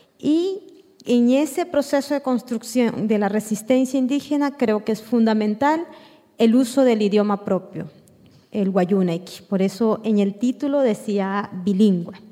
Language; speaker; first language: Spanish; non-native, local second language; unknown